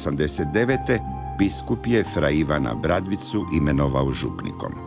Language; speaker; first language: Croatian; native; Croatian